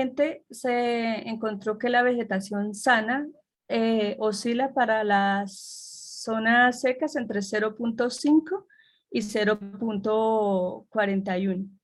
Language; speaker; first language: Spanish; native; Spanish